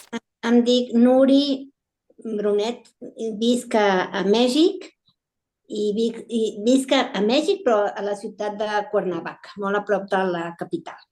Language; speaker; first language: Catalan; early bilingual, heritage; Spanish